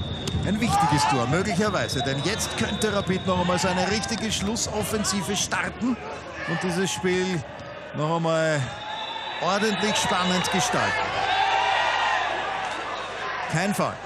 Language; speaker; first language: German; native; German